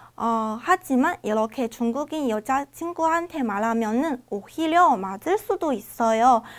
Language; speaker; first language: Korean; non-native, fluent; Chinese